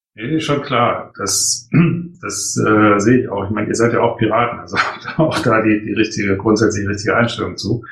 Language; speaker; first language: German; native; German